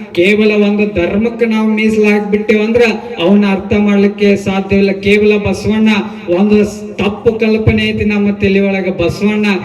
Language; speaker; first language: Kannada; native; Kannada